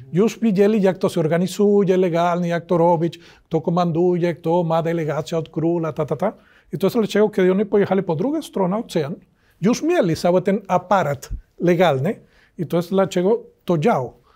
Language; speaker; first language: Polish; non-native, learner; Spanish